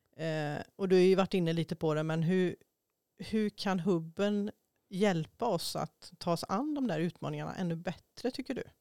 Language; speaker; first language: Swedish; native; Swedish